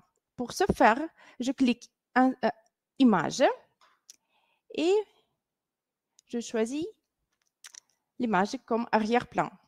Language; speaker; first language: French; non-native, fluent; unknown